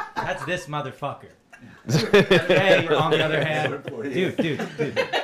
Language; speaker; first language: English; native; English